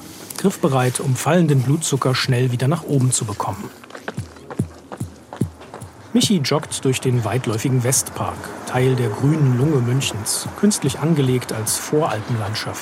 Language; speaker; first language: German; native; German